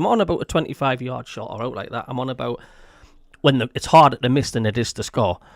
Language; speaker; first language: English; native; English